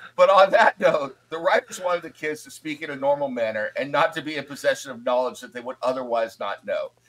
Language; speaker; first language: English; native; English